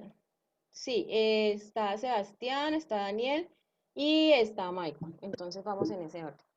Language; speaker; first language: Spanish; native; Spanish